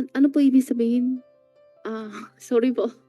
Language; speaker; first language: Filipino; non-native, learner; Chinese